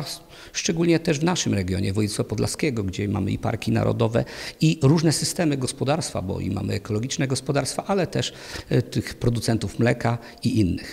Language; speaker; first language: Polish; native; Polish